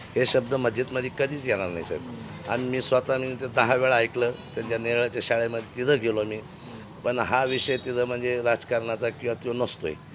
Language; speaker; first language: Marathi; non-native, local second language; Urdu